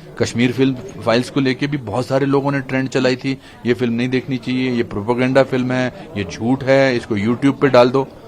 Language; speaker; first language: Hindi; native; Hindi